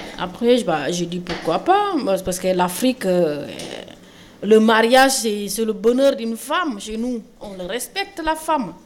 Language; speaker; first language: French; non-native, local second language; Wolof